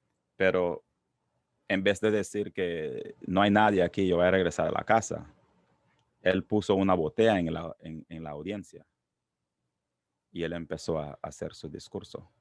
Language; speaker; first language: Spanish; non-native, local second language; English